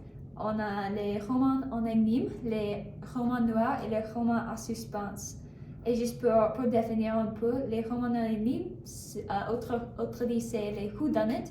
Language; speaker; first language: French; non-native, learner; English